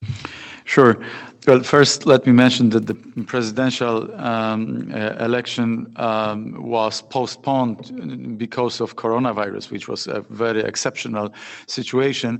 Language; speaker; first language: English; non-native, fluent; Polish